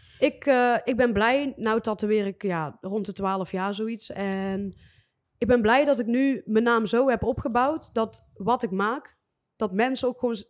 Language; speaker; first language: Dutch; native; Dutch